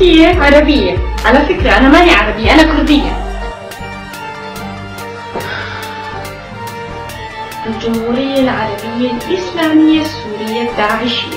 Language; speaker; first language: Arabic; non-native, local second language; Kurdish